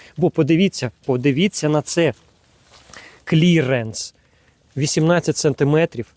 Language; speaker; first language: Ukrainian; non-native, local second language; Russian